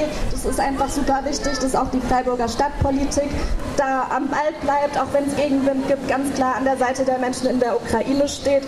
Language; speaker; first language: German; native; German